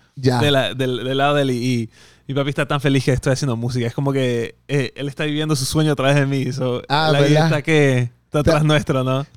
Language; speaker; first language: Spanish; native; Spanish